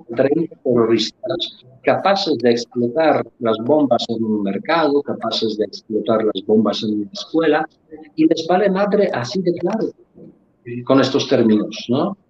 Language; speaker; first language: Spanish; non-native, fluent; Polish